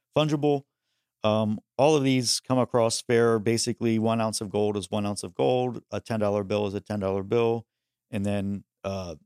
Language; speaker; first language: English; early bilingual, other home language; Spanish